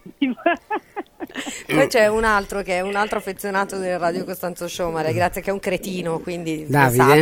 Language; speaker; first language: Italian; native; Italian